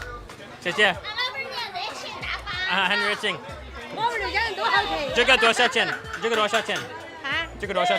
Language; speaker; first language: Chinese; non-native, learner; English